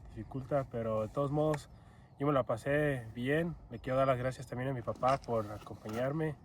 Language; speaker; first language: Spanish; early bilingual, other home language; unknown